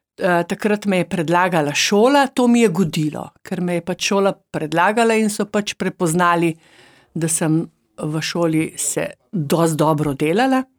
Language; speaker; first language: Slovenian; native; Slovenian